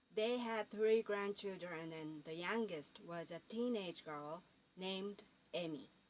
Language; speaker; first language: English; non-native, fluent; Japanese